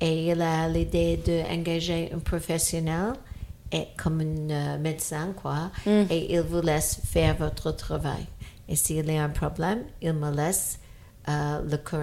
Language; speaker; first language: French; non-native, fluent; English